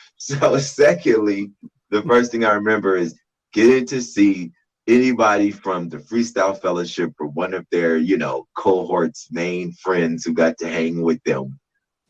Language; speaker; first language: English; native; English